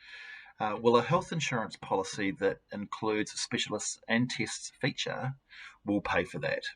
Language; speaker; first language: English; native; English